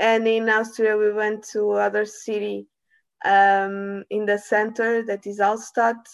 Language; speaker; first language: English; non-native, learner; Portuguese